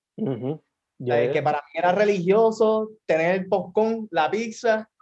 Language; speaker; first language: Spanish; native; Spanish